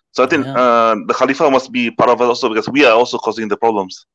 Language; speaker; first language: English; non-native, local second language; Malay